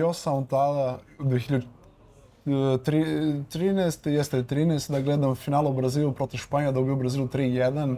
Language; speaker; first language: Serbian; non-native, learner; Portuguese